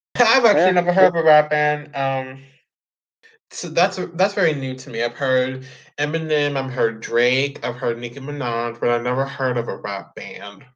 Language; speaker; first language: English; native; English